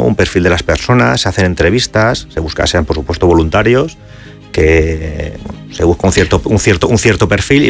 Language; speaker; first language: Spanish; native; Spanish